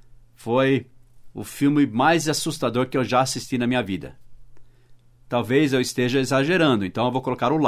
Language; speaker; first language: Portuguese; early bilingual, other home language; English